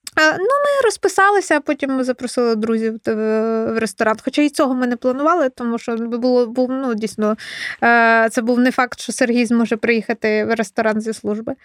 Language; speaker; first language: Ukrainian; non-native, local second language; Russian